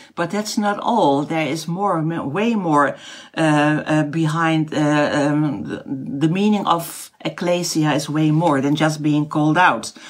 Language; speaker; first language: English; non-native, fluent; Dutch